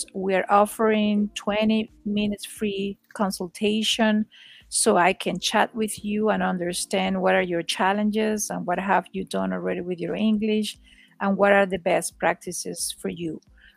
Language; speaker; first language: English; non-native, fluent; Spanish